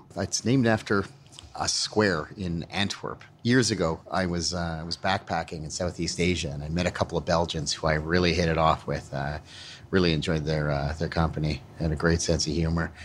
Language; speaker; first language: English; native; English